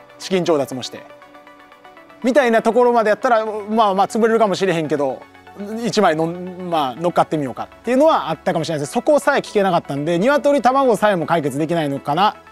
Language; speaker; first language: Japanese; native; Japanese